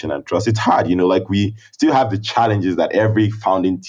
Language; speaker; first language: English; non-native, local second language; Igbo